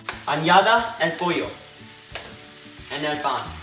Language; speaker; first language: Spanish; non-native, learner; English